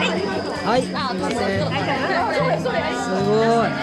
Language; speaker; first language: Japanese; native; Japanese